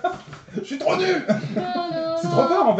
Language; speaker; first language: French; native; French